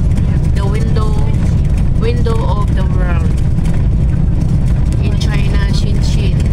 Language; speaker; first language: English; non-native, local second language; Filipino